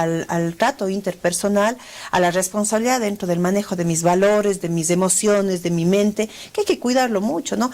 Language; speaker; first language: Spanish; native; Spanish